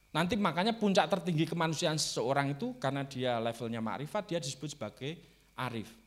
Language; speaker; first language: Indonesian; non-native, local second language; Javanese